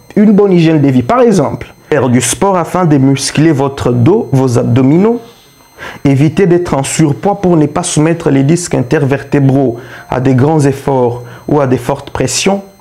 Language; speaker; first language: French; non-native, local second language; Luba-Lulua